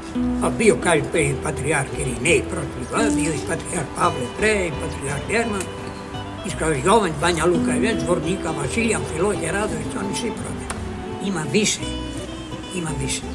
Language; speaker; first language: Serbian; early bilingual, heritage; Greek